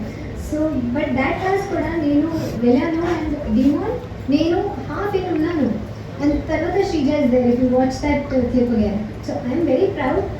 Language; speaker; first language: Telugu; non-native, learner; Hindi